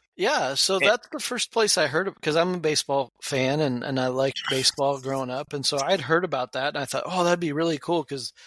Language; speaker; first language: English; native; English